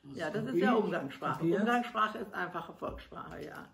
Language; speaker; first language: German; non-native, learner; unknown